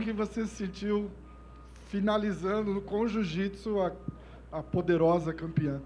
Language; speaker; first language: Portuguese; native; Portuguese